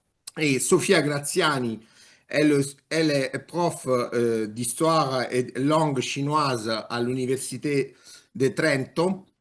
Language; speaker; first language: French; non-native, fluent; Italian